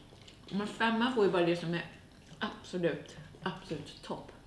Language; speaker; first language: Swedish; native; Swedish